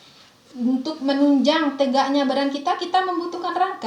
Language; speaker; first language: Indonesian; native; Indonesian